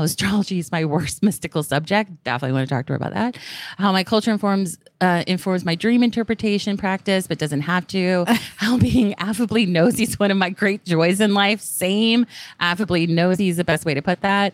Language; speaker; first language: English; native; English